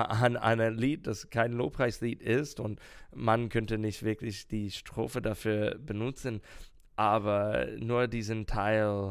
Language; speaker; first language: German; non-native, learner; English